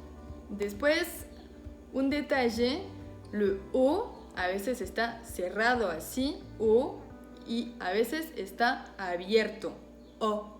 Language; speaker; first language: Spanish; non-native, fluent; French